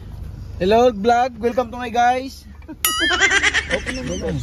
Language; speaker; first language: Filipino; native; Filipino